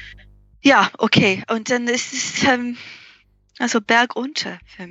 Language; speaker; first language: German; non-native, fluent; English